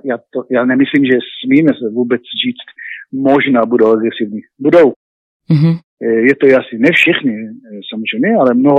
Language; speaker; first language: Czech; non-native, learner; Hebrew